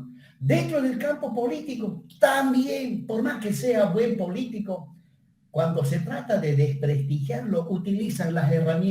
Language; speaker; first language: Spanish; native; Spanish